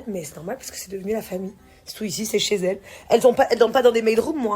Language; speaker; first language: French; native; French